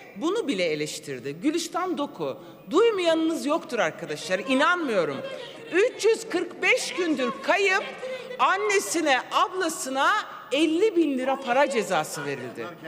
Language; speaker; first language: Turkish; non-native, local second language; Kurdish